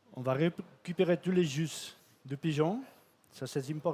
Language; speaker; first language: French; non-native, fluent; Catalan